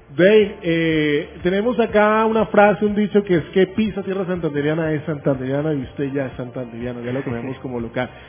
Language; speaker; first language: Spanish; native; Spanish